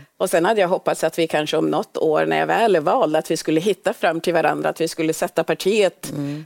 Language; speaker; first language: Swedish; early bilingual, other home language; Swahili